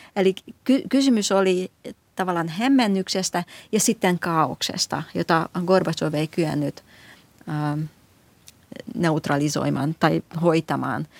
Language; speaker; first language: Finnish; non-native, fluent; Hungarian